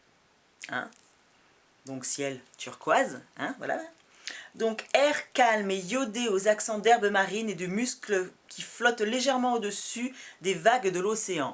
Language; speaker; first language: French; native; French